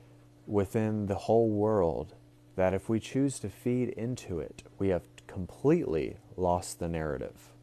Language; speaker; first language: English; native; English